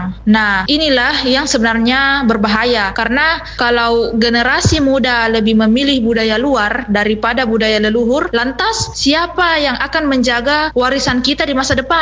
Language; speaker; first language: Indonesian; native; Indonesian